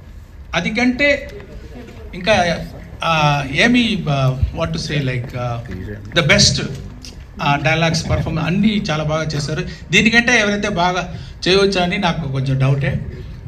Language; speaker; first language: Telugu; non-native, local second language; Tamil